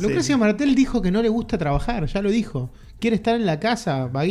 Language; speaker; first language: Spanish; native; Spanish